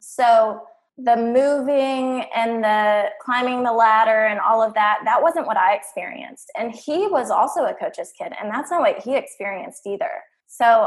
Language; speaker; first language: English; native; English